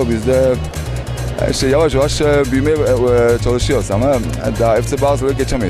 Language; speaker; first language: Turkish; early bilingual, heritage; Turkish